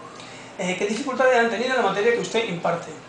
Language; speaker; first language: Spanish; native; Spanish